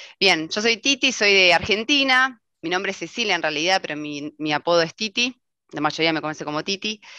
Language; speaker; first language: Spanish; native; Spanish